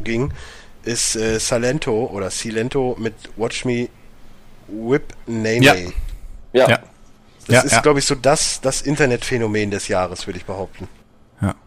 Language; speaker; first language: German; native; German